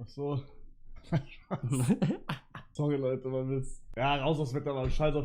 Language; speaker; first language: German; native; German